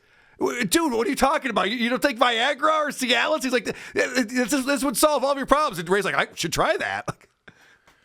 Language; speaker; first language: English; native; English